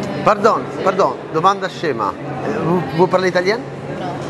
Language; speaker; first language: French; non-native, learner; Italian